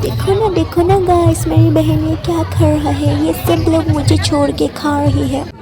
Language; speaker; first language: Hindi; non-native, local second language; Assamese